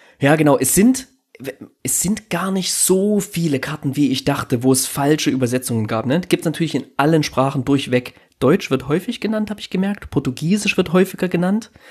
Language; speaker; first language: German; native; German